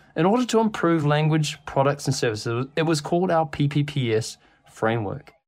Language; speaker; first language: English; native; English